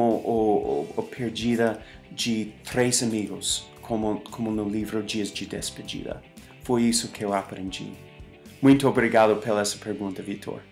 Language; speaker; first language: Portuguese; non-native, fluent; English